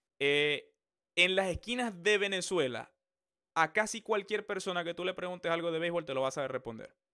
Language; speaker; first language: Spanish; native; Spanish